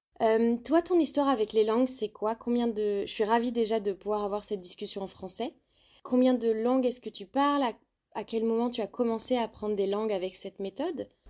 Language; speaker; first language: French; native; French